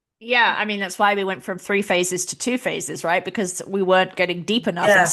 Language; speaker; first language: English; native; English